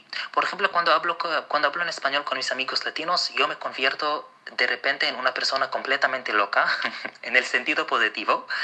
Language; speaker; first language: Spanish; non-native, fluent; Arabic